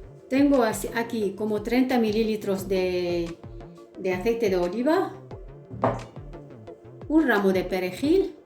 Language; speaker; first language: Spanish; non-native, fluent; Arabic